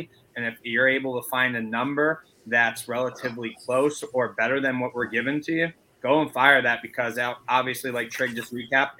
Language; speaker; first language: English; native; English